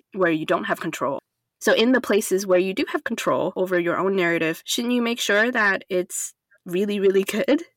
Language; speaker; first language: English; non-native, fluent; Chinese